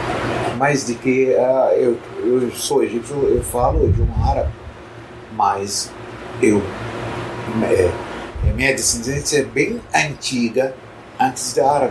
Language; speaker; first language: Portuguese; non-native, fluent; Arabic